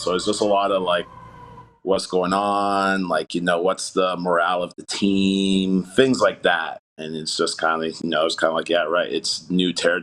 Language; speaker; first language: English; native; English